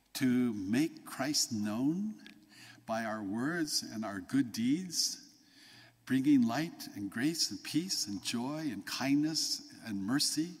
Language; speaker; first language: English; native; English